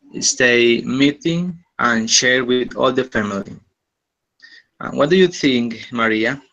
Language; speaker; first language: English; non-native, learner; Spanish